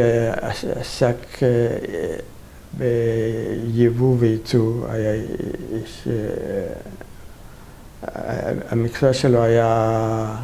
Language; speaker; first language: Hebrew; non-native, fluent; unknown